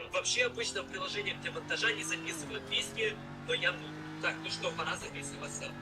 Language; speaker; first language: Russian; native; Russian